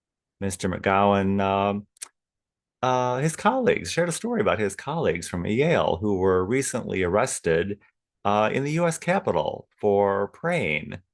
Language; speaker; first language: English; native; English